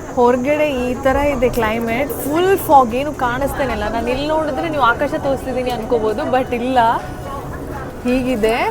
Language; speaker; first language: Kannada; native; Kannada